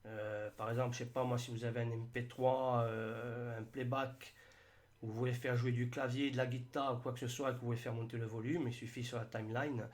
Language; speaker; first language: French; native; French